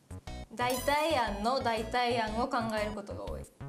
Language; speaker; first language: Japanese; native; Japanese